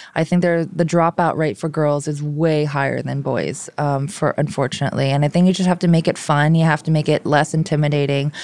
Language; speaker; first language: English; early bilingual, other home language; Korean